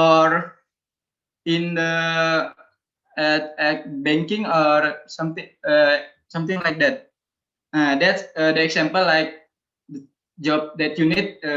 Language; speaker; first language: English; non-native, learner; Indonesian